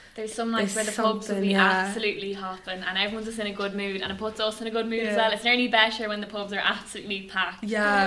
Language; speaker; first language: English; native; English